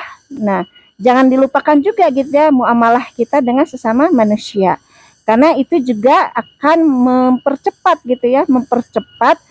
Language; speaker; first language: Indonesian; native; Indonesian